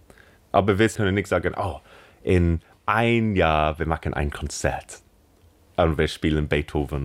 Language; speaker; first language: German; non-native, fluent; English